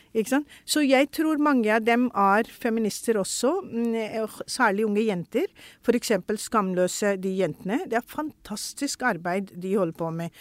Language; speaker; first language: Norwegian; non-native, fluent; Urdu